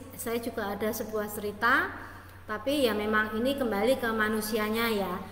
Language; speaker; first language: Indonesian; native; Indonesian